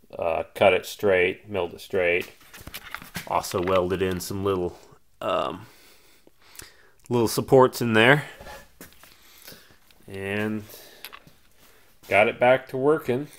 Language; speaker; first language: English; native; English